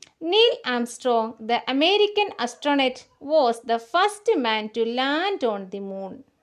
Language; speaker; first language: English; non-native, local second language; Malayalam